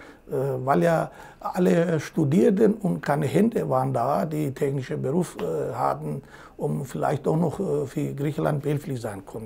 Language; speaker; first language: German; non-native, fluent; Greek